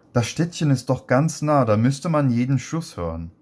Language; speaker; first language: German; non-native, fluent; English